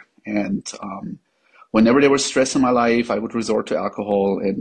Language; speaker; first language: English; non-native, fluent; German